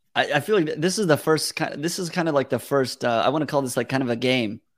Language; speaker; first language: English; early bilingual, other home language; Russian